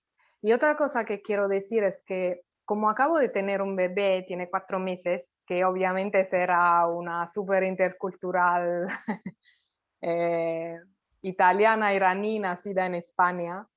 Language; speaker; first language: Spanish; non-native, fluent; Italian